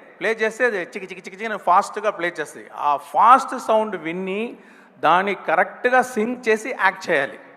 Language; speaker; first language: Telugu; non-native, learner; Tamil